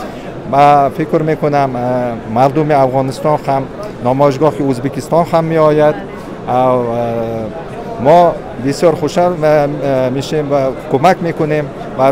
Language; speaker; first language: Persian; non-native, fluent; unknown